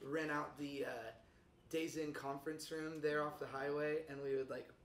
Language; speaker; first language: English; native; English